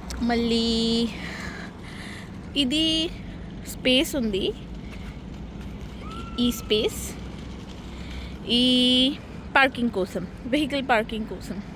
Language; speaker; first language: Telugu; non-native, learner; Marathi